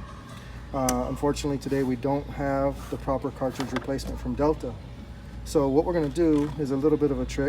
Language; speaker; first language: English; native; English